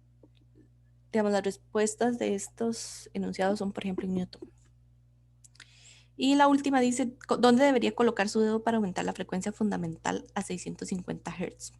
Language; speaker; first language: Spanish; native; Spanish